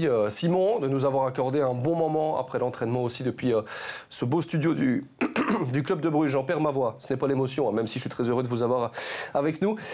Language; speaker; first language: French; native; French